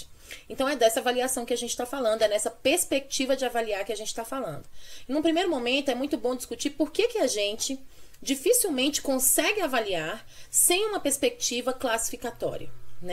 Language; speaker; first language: Portuguese; native; Portuguese